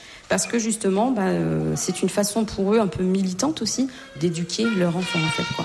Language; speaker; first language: French; native; French